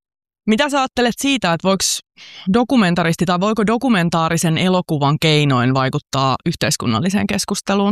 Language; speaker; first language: Finnish; native; Finnish